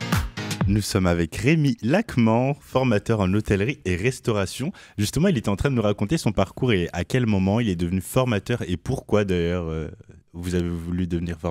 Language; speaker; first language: French; native; French